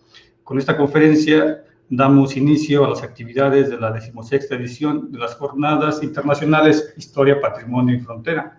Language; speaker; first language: Spanish; native; Spanish